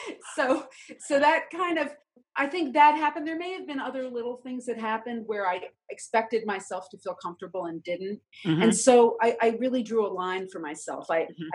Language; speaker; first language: English; native; English